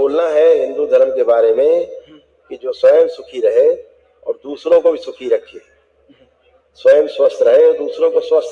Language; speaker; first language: Hindi; native; Hindi